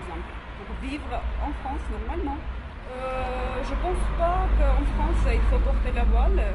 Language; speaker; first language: French; non-native, learner; Armenian